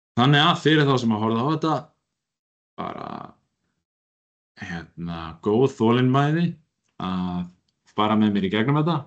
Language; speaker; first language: Icelandic; native; Icelandic